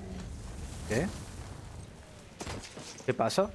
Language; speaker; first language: Spanish; native; Spanish